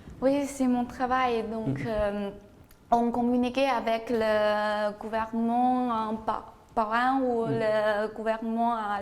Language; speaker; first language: French; non-native, learner; Chinese